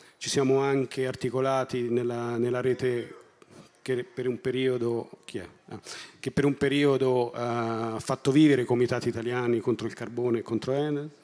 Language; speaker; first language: Italian; native; Italian